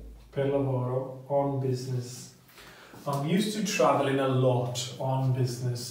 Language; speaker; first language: English; non-native, fluent; Italian